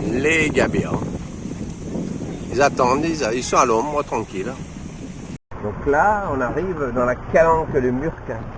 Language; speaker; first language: French; native; French